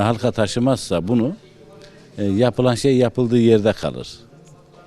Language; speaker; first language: Turkish; native; Turkish